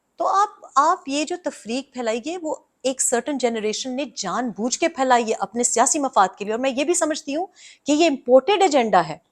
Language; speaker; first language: Urdu; non-native, local second language; Pashto